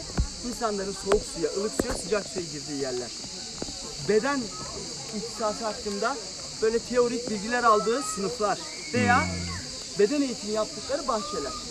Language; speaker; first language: Turkish; native; Turkish